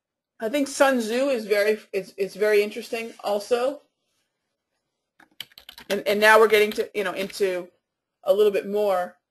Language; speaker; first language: English; native; English